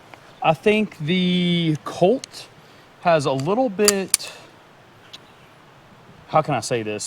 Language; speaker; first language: English; native; English